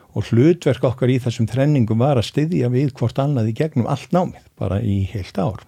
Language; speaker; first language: Icelandic; native; Icelandic